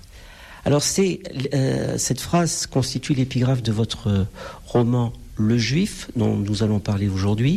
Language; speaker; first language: French; native; French